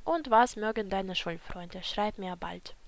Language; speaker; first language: German; non-native, fluent; Ukrainian